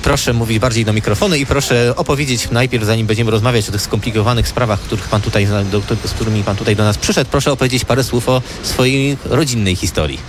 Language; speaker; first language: Polish; native; Polish